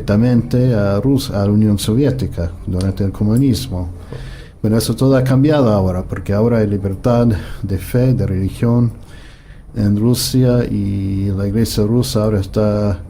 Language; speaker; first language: Spanish; non-native, fluent; English